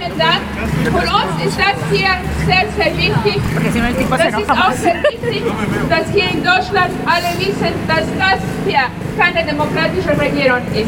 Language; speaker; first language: German; non-native, fluent; Spanish